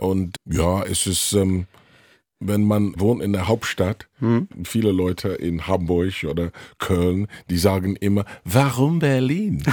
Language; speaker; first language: German; non-native, learner; English